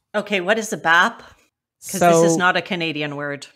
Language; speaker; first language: English; native; English